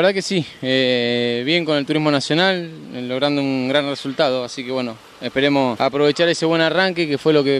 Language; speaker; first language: Spanish; native; Spanish